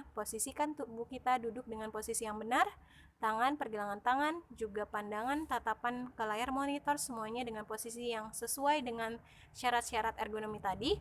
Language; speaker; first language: Indonesian; native; Indonesian